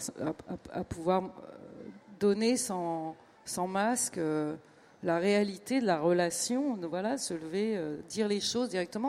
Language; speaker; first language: French; native; French